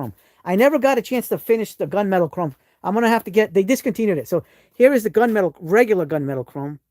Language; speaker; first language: English; native; English